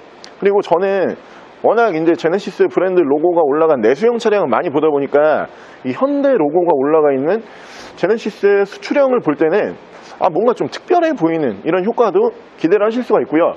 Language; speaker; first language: Korean; native; Korean